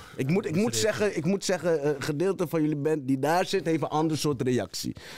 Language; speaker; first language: Dutch; native; Dutch